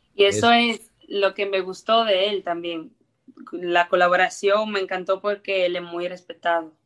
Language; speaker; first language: Spanish; early bilingual, heritage; Spanish